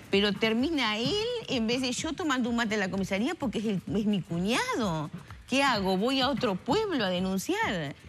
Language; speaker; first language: Spanish; native; Spanish